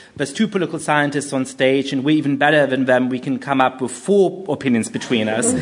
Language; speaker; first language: English; non-native, fluent; German